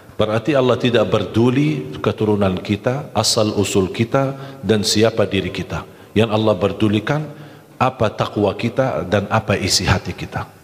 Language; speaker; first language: Malay; non-native, fluent; Arabic